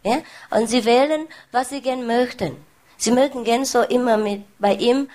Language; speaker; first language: German; non-native, learner; Vietnamese